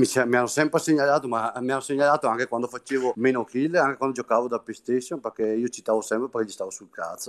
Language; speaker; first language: Italian; native; Italian